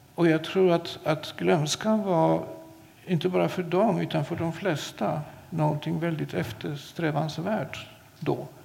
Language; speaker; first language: Swedish; non-native, fluent; Polish